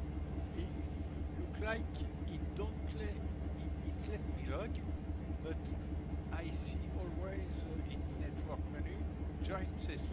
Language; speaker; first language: English; non-native, learner; French